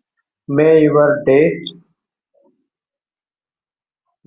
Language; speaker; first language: English; non-native, learner; Hindi